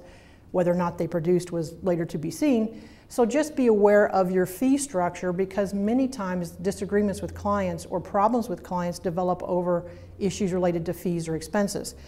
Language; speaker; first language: English; native; English